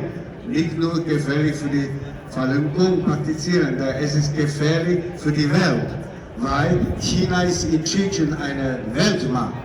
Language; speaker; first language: German; non-native, fluent; Cantonese